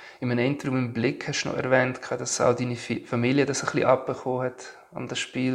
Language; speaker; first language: German; native; German